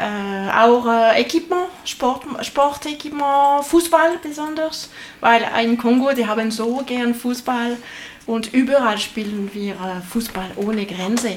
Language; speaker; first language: German; non-native, learner; French